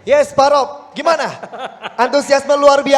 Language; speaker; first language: Indonesian; native; Indonesian